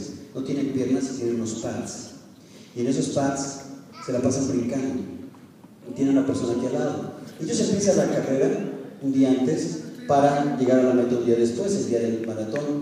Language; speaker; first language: Spanish; native; Spanish